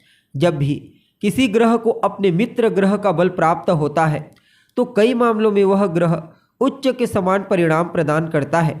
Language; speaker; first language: Hindi; native; Hindi